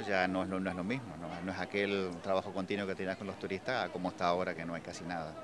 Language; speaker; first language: Spanish; native; Spanish